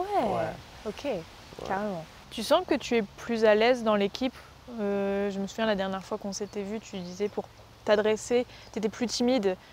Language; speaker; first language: French; native; French